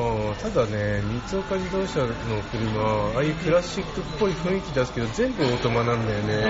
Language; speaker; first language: Japanese; native; Japanese